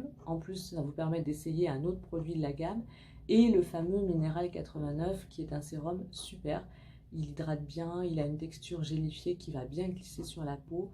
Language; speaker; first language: French; native; French